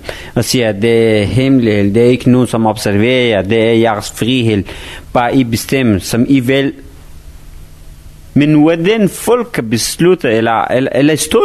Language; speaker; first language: Danish; non-native, fluent; Persian